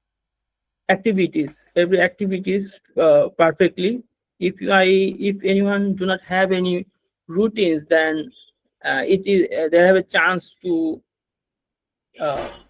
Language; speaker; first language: English; non-native, learner; Bangla